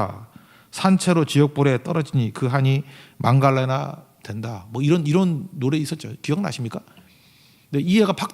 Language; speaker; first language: Korean; native; Korean